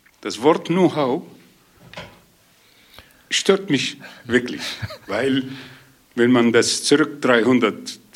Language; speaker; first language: German; non-native, learner; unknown